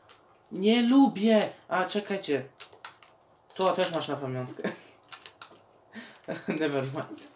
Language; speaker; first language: Polish; native; Polish